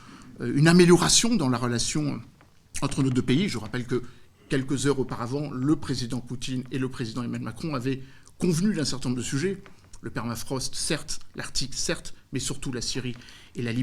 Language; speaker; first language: French; native; French